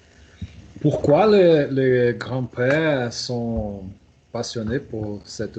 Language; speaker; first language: French; non-native, learner; Portuguese